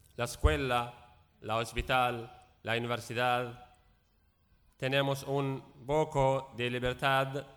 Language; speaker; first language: Spanish; non-native, learner; Arabic